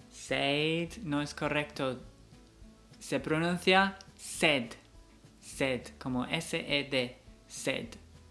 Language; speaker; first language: Spanish; non-native, fluent; English